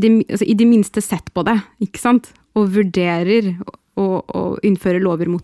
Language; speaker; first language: Norwegian; early bilingual, other home language; Arabic